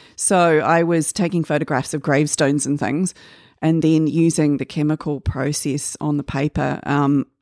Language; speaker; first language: English; native; English